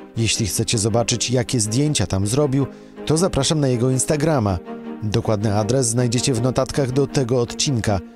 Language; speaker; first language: Polish; native; Polish